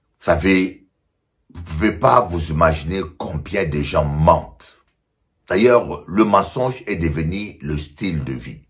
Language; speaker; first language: French; non-native, local second language; Lingala